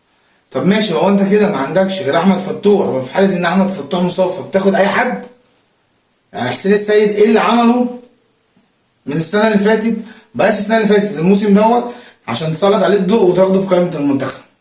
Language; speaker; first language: Arabic; native; Arabic